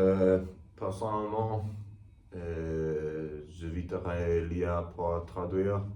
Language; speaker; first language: French; non-native, learner; English